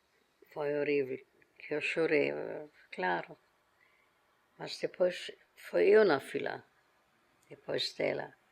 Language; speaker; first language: Portuguese; non-native, fluent; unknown